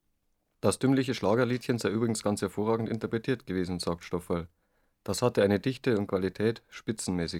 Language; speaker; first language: German; native; German